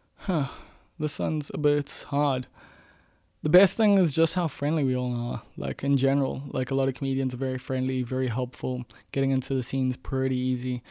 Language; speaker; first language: English; native; English